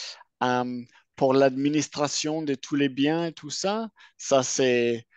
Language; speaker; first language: French; non-native, fluent; English